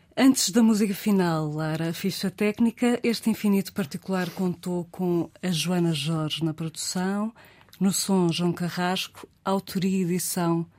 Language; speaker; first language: Portuguese; native; Portuguese